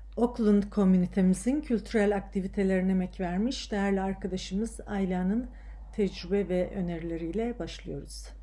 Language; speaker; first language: Turkish; native; Turkish